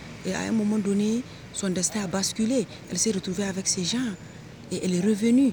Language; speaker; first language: French; non-native, local second language; Hausa